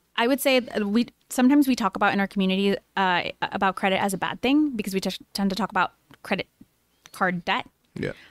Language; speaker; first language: English; early bilingual, other home language; Spanish